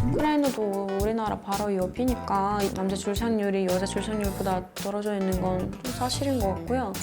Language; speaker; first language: Korean; non-native, fluent; Russian